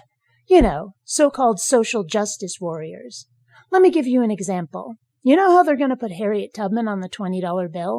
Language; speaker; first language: English; native; English